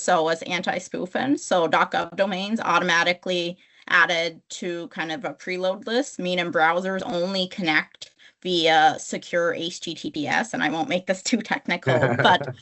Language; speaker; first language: English; native; English